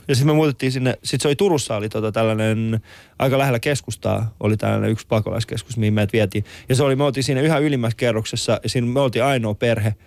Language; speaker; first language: Finnish; early bilingual, other home language; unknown